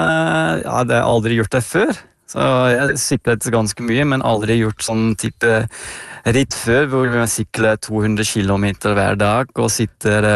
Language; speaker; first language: Norwegian; non-native, fluent; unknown